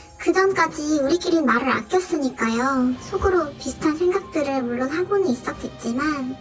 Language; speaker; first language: Korean; native; Korean